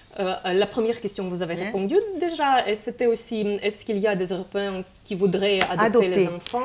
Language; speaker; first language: French; non-native, fluent; Russian